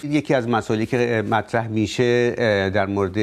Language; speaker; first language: Persian; native; Persian